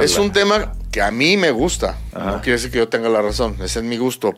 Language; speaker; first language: Spanish; native; Spanish